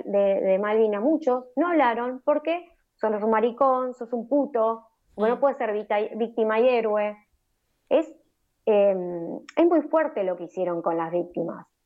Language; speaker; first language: Spanish; native; Spanish